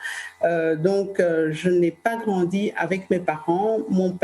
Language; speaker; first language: French; early bilingual, other home language; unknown